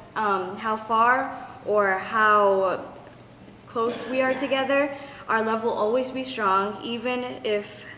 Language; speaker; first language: English; early bilingual, other home language; Vietnamese